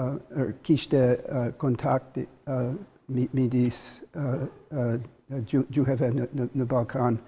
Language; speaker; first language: Albanian; non-native, learner; English